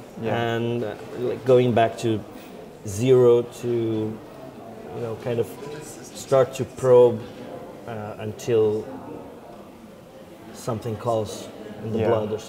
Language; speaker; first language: English; non-native, fluent; Portuguese